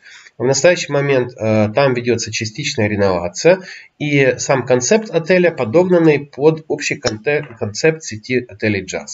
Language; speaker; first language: Russian; native; Russian